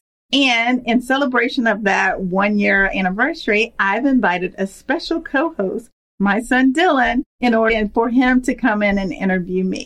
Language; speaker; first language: English; native; English